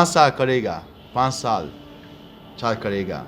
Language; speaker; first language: Hindi; non-native, learner; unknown